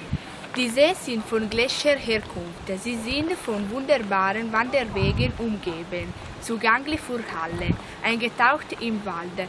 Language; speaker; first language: German; non-native, learner; Italian